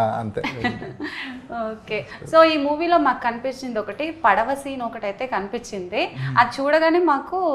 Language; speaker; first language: Telugu; native; Telugu